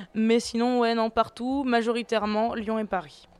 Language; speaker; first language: French; native; French